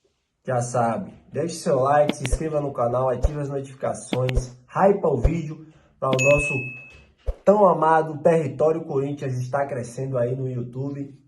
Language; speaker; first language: Portuguese; native; Portuguese